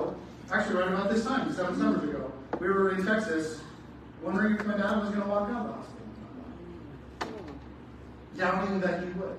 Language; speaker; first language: English; native; English